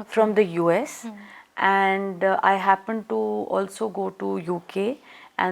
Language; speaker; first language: English; non-native, local second language; Punjabi